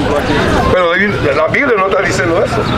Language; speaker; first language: Spanish; early bilingual, heritage; Spanish